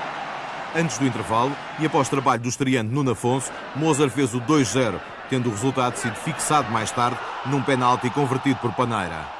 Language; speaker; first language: Portuguese; native; Portuguese